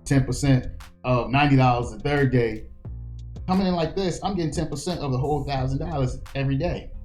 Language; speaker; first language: English; native; English